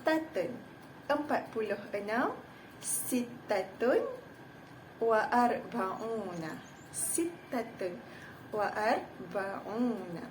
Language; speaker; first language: Arabic; non-native, fluent; Malay